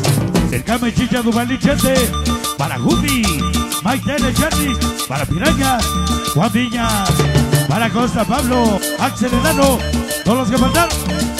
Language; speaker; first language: Spanish; native; Spanish